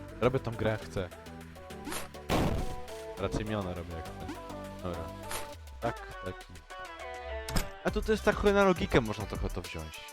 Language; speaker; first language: Polish; native; Polish